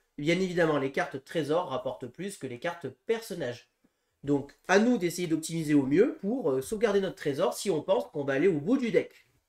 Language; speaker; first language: French; native; French